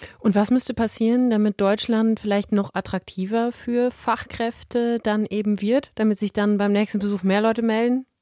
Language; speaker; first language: German; native; German